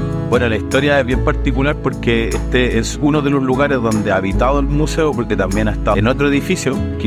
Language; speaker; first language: Spanish; native; Spanish